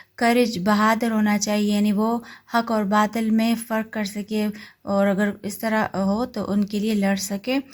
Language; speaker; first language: Urdu; non-native, local second language; Pashto